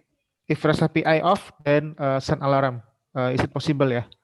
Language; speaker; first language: English; non-native, learner; Indonesian